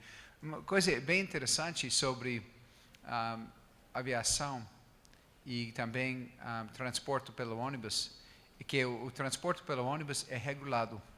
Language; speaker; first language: Portuguese; non-native, fluent; English